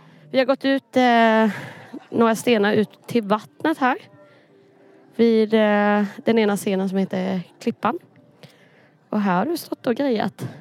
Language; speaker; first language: Swedish; native; Swedish